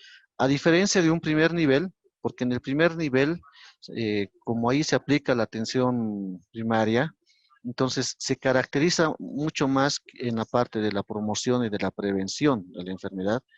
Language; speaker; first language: Spanish; native; Spanish